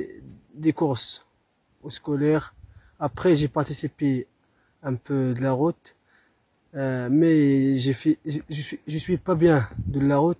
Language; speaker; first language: French; non-native, local second language; Arabic